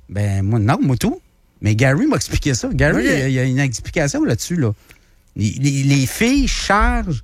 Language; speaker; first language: French; native; French